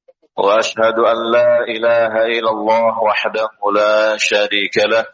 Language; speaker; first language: Arabic; non-native, fluent; Indonesian